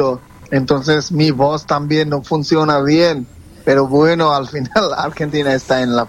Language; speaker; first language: Spanish; non-native, fluent; Bangla